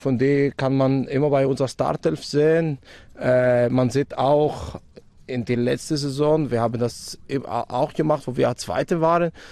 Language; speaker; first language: German; non-native, fluent; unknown